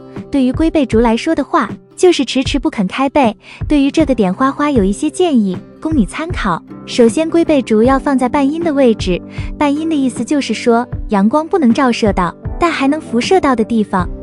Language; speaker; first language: Chinese; native; Chinese